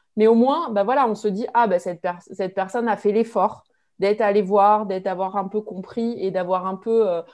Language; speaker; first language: French; native; French